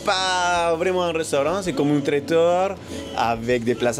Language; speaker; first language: French; non-native, fluent; Spanish